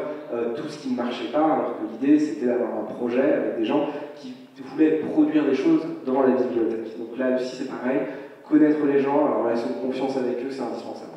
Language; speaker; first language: French; native; French